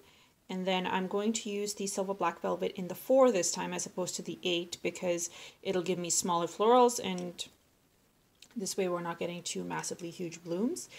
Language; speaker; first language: English; native; English